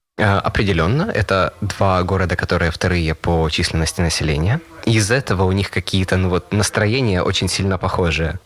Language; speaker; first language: Russian; native; Russian